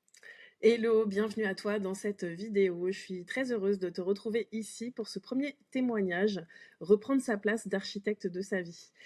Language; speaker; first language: French; native; French